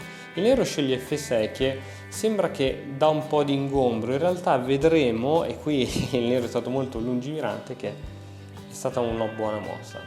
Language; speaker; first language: Italian; native; Italian